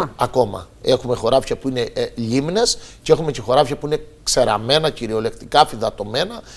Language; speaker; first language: Greek; native; Greek